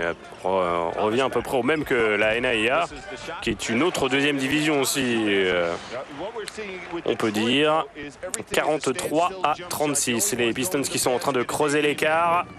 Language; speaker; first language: French; native; French